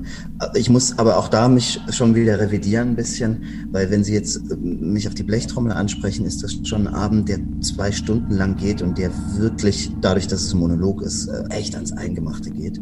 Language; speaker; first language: German; native; German